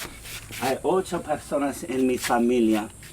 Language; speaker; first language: Spanish; non-native, fluent; English